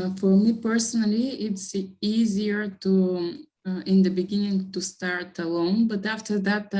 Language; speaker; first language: English; non-native, learner; Bulgarian